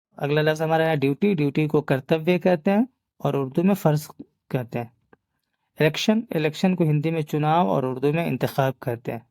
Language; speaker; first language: Urdu; native; Urdu